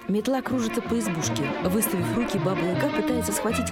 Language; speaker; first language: Russian; native; Russian